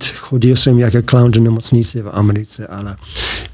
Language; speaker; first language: Czech; non-native, learner; English